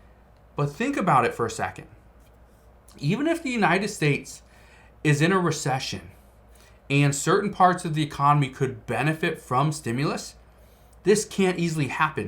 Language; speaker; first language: English; native; English